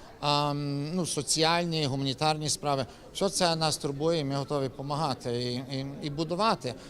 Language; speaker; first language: Ukrainian; early bilingual, heritage; Ukrainian